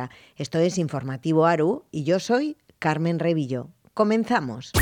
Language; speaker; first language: Spanish; native; Spanish